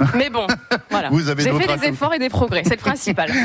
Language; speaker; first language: French; native; French